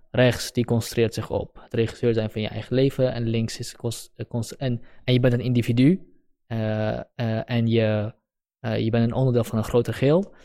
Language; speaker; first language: Dutch; early bilingual, other home language; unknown